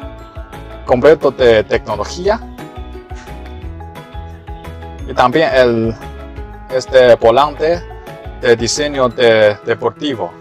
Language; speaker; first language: Spanish; non-native, learner; Chinese